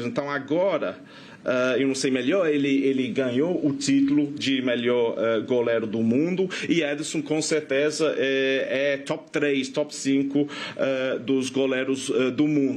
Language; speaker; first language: Portuguese; non-native, fluent; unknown